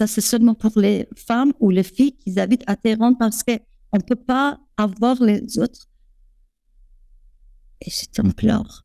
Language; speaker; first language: French; non-native, fluent; Persian